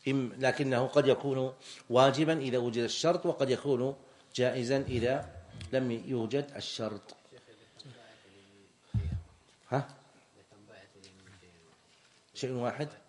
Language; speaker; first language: Arabic; native; Arabic